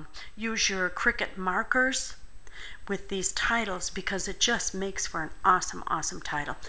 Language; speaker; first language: English; native; English